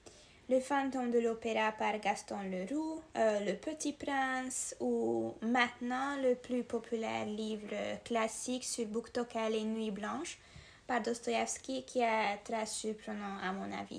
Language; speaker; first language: French; non-native, learner; Hungarian